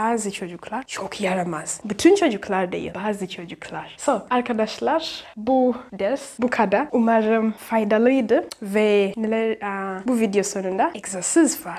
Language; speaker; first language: Turkish; non-native, learner; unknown